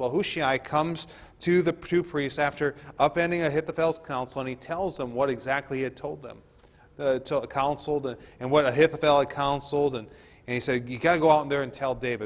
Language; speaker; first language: English; native; English